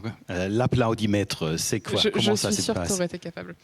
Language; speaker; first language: French; non-native, fluent; German